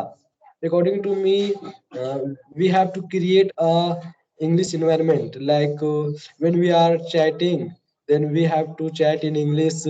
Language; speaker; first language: English; non-native, learner; Hindi